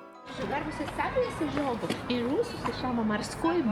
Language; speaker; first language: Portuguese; non-native, fluent; Russian